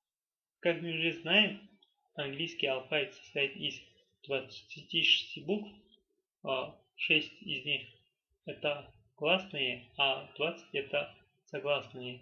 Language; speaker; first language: Russian; non-native, local second language; Tajik